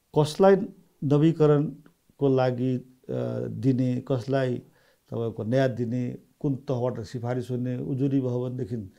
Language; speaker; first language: Nepali; non-native, local second language; Maithili